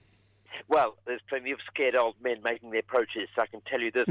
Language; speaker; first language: English; native; English